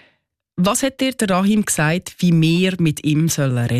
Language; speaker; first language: German; native; German